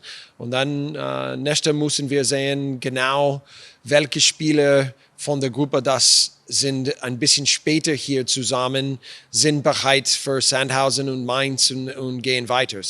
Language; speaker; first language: German; non-native, fluent; English